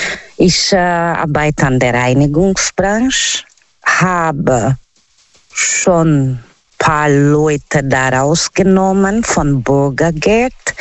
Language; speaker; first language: German; non-native, learner; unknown